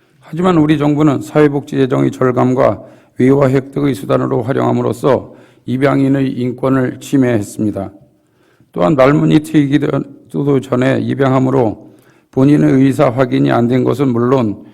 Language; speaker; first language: Korean; native; Korean